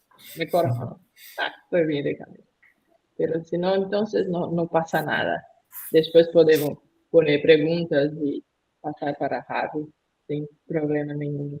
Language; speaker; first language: Spanish; non-native, learner; Portuguese